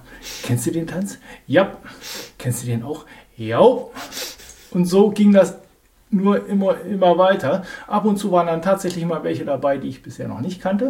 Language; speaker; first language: German; native; German